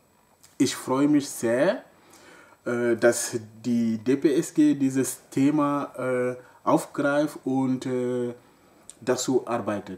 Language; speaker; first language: German; non-native, local second language; French